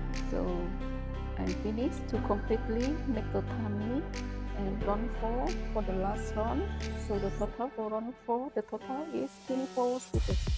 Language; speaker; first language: English; non-native, learner; Indonesian